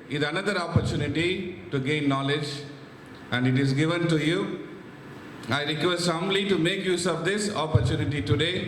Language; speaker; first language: English; non-native, local second language; Tamil